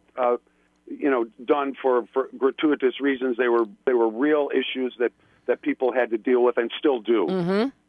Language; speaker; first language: English; native; English